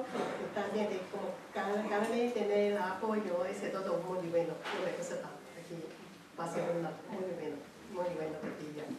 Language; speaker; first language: Spanish; non-native, learner; Chinese